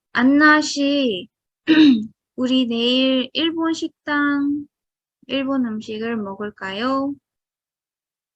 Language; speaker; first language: Korean; non-native, fluent; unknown